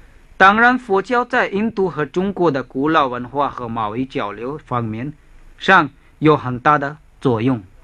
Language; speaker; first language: Chinese; non-native, fluent; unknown